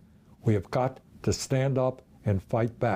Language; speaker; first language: English; native; English